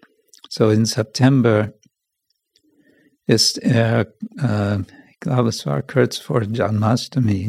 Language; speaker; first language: German; non-native, fluent; English